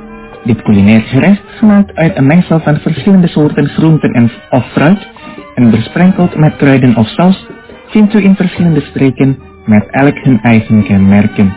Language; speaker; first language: Dutch; non-native, fluent; Indonesian